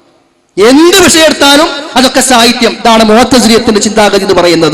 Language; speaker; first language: Malayalam; native; Malayalam